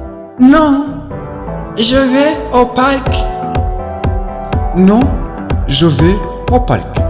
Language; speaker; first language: French; non-native, learner; Kinyarwanda